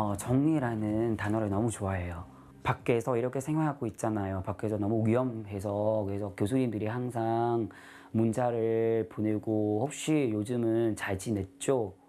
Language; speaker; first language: Korean; non-native, fluent; Vietnamese